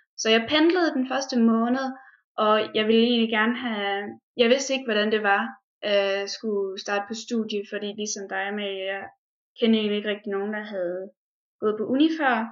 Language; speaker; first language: Danish; native; Danish